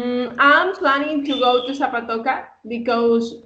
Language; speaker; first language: English; non-native, learner; Spanish